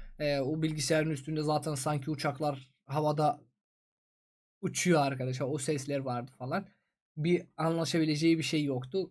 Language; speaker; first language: Turkish; non-native, fluent; Persian